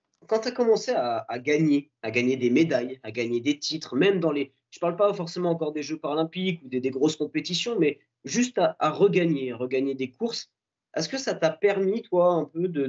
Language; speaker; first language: French; native; French